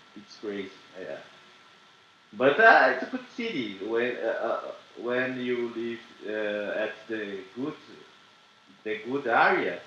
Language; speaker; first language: English; non-native, learner; Portuguese